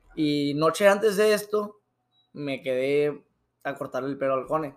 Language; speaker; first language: Spanish; native; Spanish